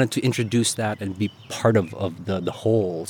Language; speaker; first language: English; non-native, local second language; Filipino